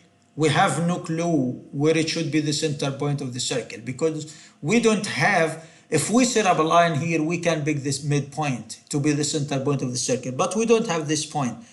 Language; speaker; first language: English; non-native, fluent; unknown